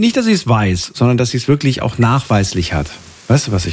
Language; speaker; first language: German; native; German